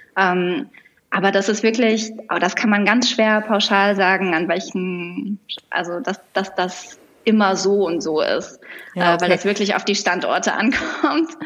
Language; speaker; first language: German; native; German